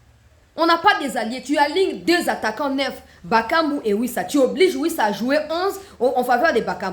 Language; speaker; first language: French; non-native, local second language; Lingala